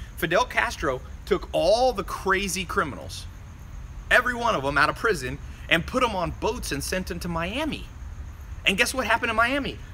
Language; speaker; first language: English; native; English